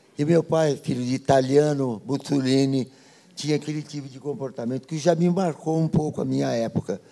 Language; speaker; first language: Portuguese; native; Portuguese